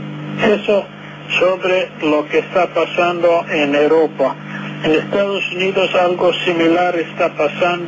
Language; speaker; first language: Spanish; non-native, fluent; English